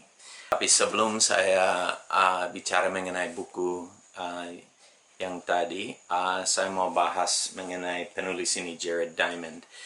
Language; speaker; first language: Indonesian; non-native, fluent; English